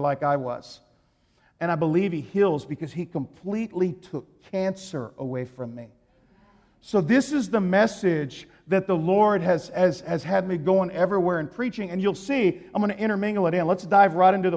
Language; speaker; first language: English; native; English